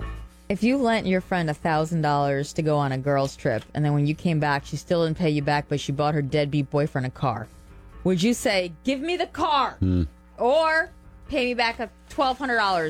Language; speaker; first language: English; native; English